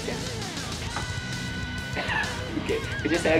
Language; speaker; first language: English; non-native, learner; Japanese